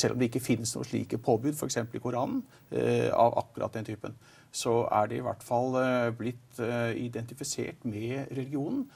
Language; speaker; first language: Norwegian; native; Norwegian